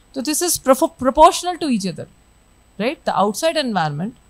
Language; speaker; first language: Hindi; native; Hindi